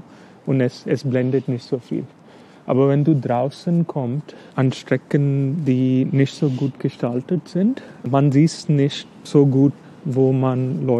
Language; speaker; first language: German; non-native, learner; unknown